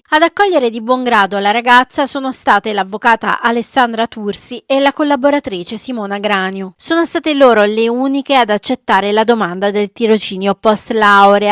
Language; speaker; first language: Italian; native; Italian